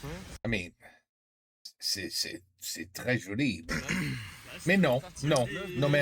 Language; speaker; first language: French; non-native, learner; English